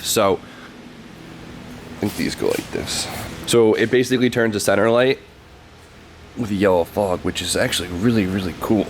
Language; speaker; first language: English; native; English